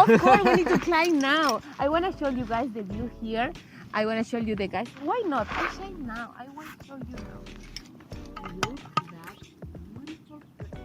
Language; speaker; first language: English; non-native, learner; Spanish